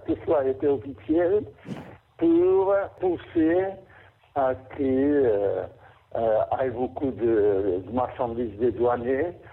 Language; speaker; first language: French; non-native, fluent; Portuguese